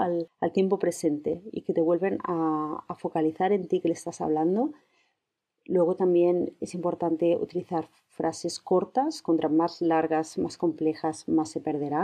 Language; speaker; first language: Spanish; native; Spanish